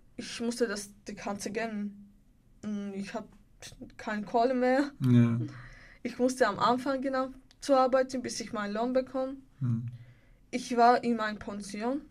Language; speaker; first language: German; non-native, learner; Bulgarian